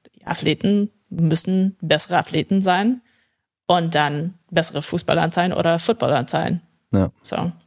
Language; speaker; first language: German; early bilingual, heritage; English